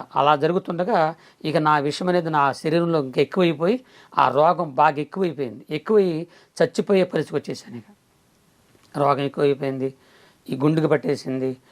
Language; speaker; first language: Telugu; non-native, local second language; Koya